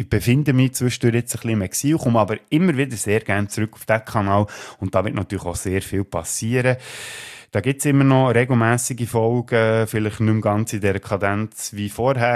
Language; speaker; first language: German; native; German